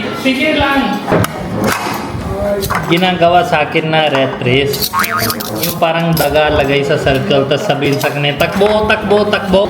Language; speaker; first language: Filipino; non-native, learner; Punjabi